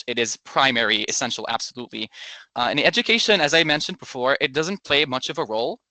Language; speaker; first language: English; non-native, local second language; Arabic